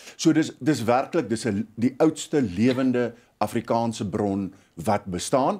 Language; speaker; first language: Afrikaans; native; Afrikaans